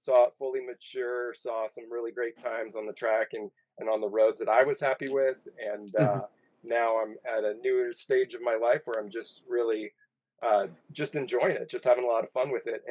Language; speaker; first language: English; native; English